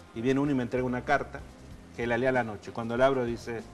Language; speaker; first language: Spanish; native; Spanish